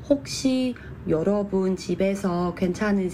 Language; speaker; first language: Korean; non-native, fluent; Chinese